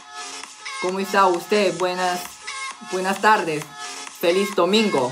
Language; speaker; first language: Spanish; non-native, learner; Chinese